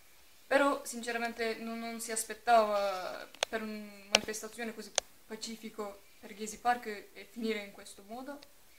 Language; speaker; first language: Italian; non-native, fluent; Turkish